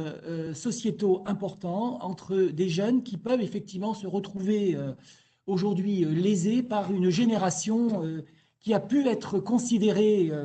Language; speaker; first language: French; native; French